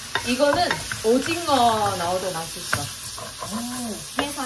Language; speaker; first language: Korean; non-native, fluent; Vietnamese